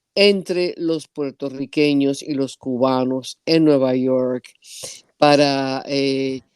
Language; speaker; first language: Spanish; early bilingual, heritage; Spanish